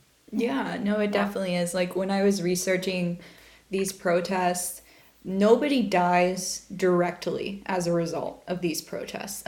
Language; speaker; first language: English; native; English